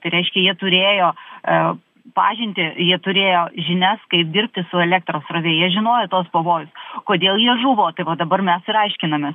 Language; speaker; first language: Lithuanian; native; Lithuanian